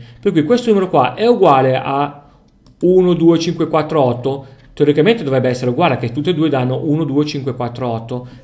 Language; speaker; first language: Italian; native; Italian